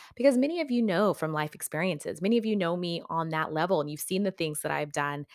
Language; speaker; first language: English; native; English